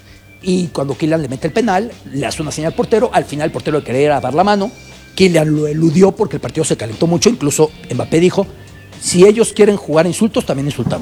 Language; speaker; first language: Spanish; native; Spanish